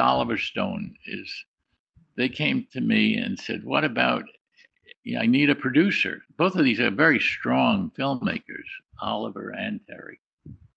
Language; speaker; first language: English; native; English